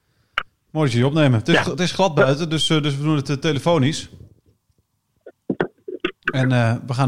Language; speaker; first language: Dutch; native; Dutch